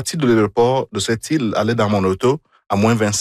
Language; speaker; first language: French; non-native, fluent; Igbo